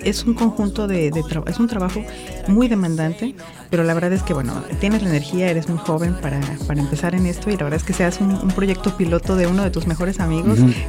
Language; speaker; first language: Spanish; native; Spanish